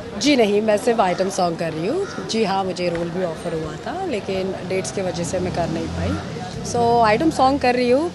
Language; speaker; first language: Hindi; non-native, local second language; Marathi